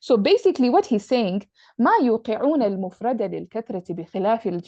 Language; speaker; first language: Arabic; non-native, fluent; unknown